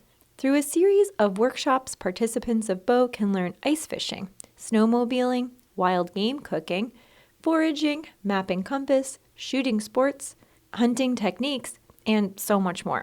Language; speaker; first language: English; native; English